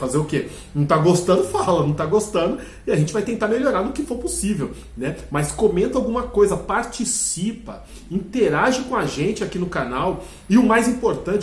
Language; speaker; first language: Portuguese; native; Portuguese